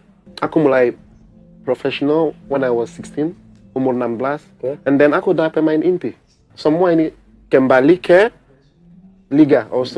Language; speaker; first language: Indonesian; early bilingual, heritage; English